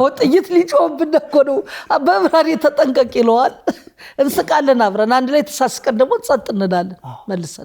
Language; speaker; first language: Amharic; native; Amharic